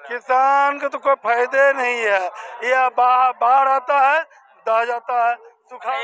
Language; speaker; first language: Hindi; native; Hindi